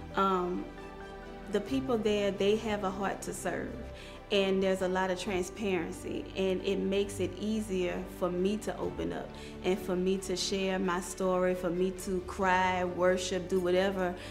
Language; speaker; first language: English; native; English